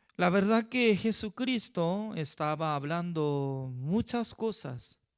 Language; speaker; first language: Spanish; non-native, fluent; Korean